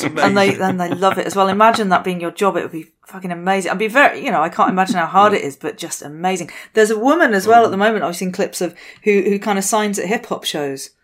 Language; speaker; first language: English; native; English